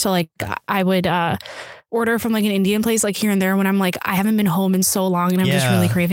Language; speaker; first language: English; early bilingual, other home language; Urdu